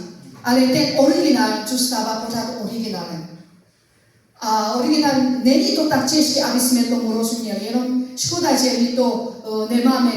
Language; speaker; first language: Czech; non-native, learner; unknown